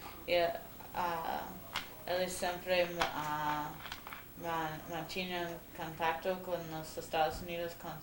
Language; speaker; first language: Portuguese; non-native, fluent; Spanish